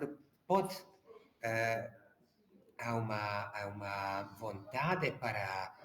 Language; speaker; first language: Portuguese; non-native, learner; Hungarian